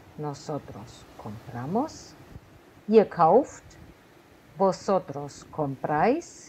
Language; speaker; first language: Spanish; non-native, fluent; German